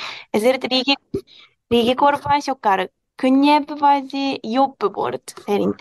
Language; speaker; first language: Hungarian; non-native, learner; Japanese